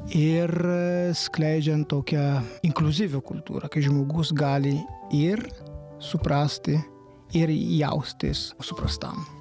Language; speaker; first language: Lithuanian; non-native, fluent; Italian